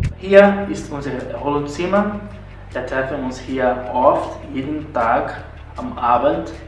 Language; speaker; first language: German; non-native, learner; Portuguese